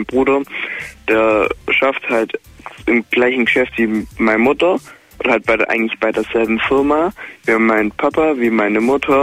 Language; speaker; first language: German; native; German